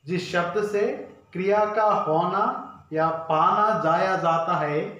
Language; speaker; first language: Hindi; non-native, local second language; Telugu